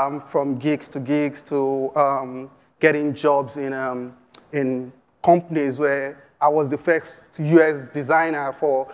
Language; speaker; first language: English; non-native, local second language; Yoruba